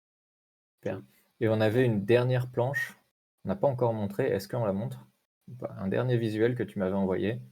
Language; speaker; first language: French; native; French